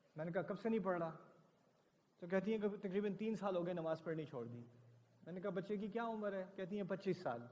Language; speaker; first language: Urdu; early bilingual, heritage; Urdu